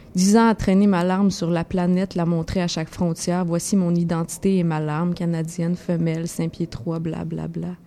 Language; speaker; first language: French; native; French